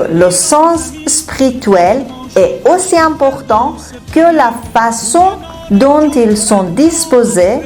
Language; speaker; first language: French; non-native, fluent; Persian